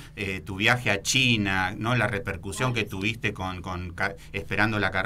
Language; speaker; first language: Spanish; native; Spanish